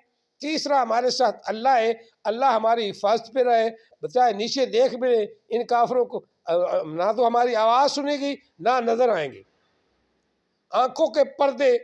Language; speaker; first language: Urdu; non-native, local second language; Punjabi